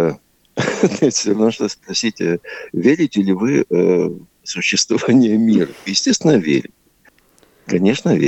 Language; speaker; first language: Russian; native; Russian